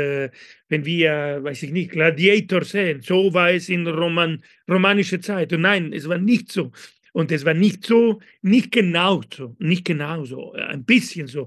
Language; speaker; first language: German; non-native, fluent; Spanish